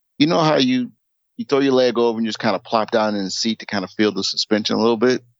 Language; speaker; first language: English; native; English